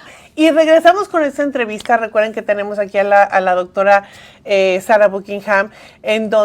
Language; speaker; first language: Spanish; native; Spanish